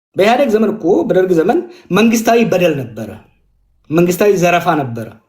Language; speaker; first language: Amharic; non-native, local second language; Oromo